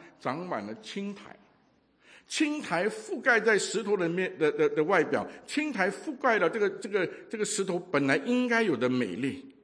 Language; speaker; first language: Chinese; non-native, local second language; Cantonese